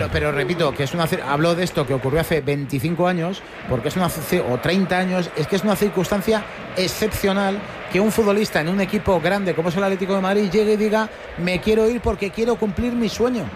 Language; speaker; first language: Spanish; native; Spanish